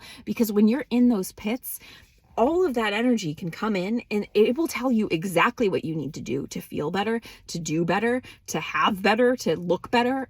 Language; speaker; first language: English; native; English